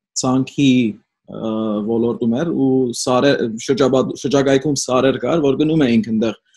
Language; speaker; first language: Armenian; early bilingual, heritage; Armenian